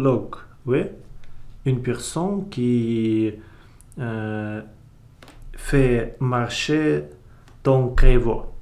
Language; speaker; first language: French; non-native, learner; Russian